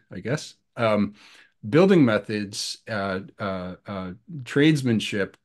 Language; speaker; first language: English; native; English